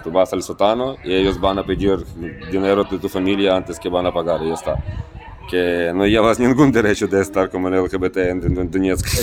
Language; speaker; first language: Spanish; non-native, fluent; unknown